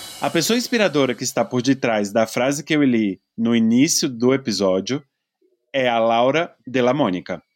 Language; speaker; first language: Portuguese; native; Portuguese